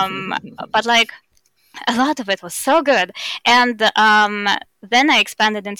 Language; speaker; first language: English; non-native, fluent; Russian